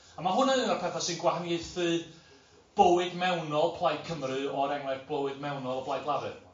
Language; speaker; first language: Welsh; native; Welsh